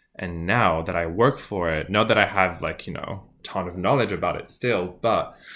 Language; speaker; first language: English; non-native, fluent; French